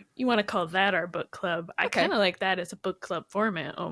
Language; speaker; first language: English; native; English